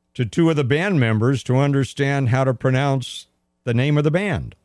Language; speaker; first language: English; native; English